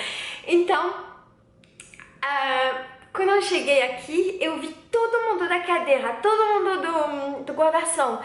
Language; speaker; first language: Portuguese; non-native, learner; French